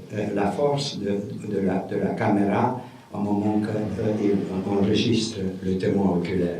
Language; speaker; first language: French; non-native, fluent; Romanian